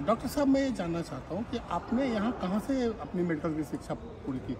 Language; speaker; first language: Hindi; native; Hindi